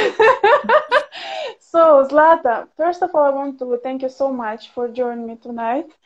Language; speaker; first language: English; non-native, fluent; Ukrainian